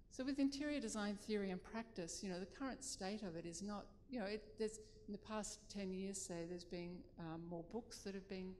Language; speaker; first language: English; native; English